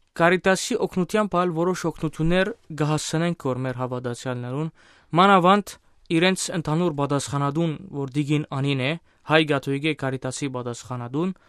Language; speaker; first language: Armenian; native; Armenian